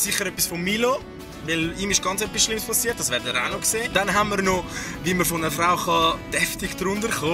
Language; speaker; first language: German; native; German